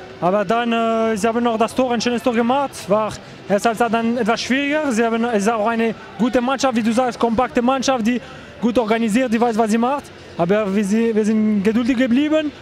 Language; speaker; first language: German; non-native, local second language; French